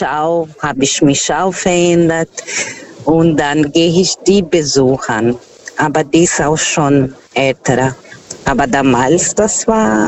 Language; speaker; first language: German; non-native, fluent; Portuguese